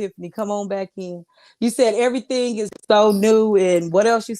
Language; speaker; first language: English; native; English